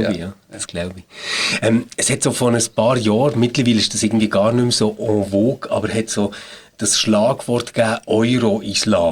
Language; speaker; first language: German; native; German